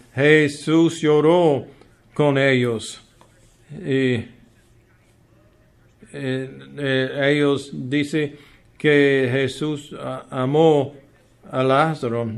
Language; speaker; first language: Spanish; non-native, learner; English